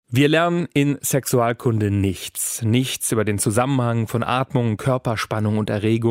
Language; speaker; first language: German; native; German